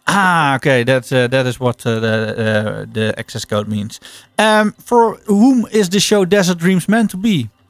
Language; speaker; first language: English; non-native, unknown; Dutch